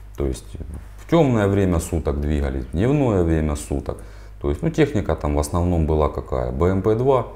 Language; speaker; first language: Russian; native; Russian